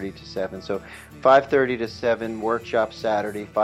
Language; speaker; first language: English; native; English